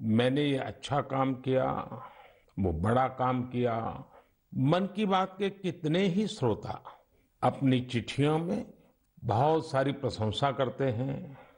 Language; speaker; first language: Hindi; non-native, local second language; Gujarati